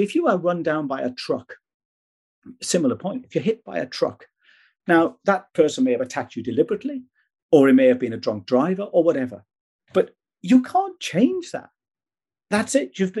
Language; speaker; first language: English; native; English